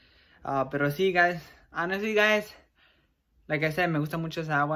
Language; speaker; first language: Spanish; early bilingual, heritage; Spanish